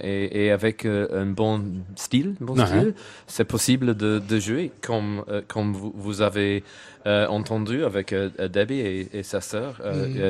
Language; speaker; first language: French; non-native, learner; English